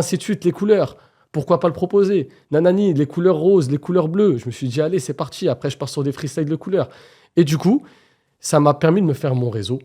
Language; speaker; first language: French; native; French